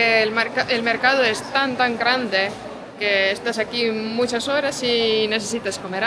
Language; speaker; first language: Spanish; non-native, fluent; Portuguese